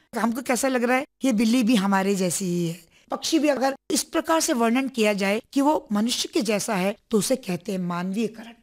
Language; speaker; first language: Hindi; non-native, local second language; Malayalam